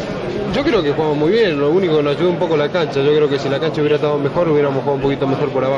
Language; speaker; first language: Spanish; native; Spanish